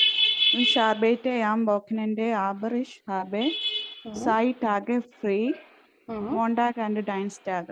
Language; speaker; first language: German; non-native, learner; Malayalam